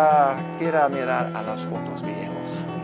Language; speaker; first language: Spanish; non-native, learner; English